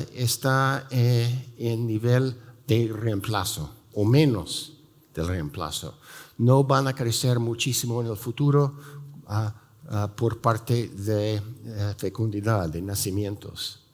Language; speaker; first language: Spanish; non-native, fluent; English